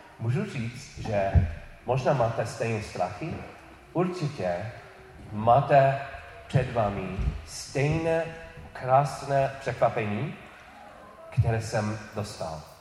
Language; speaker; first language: Czech; non-native, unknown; English